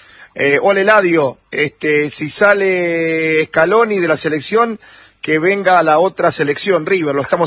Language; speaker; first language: Spanish; native; Spanish